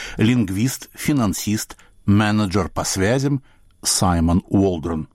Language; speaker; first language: Russian; native; Russian